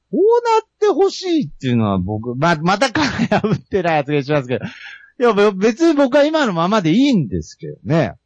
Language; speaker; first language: Japanese; native; Japanese